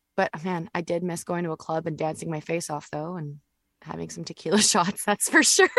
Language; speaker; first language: English; native; English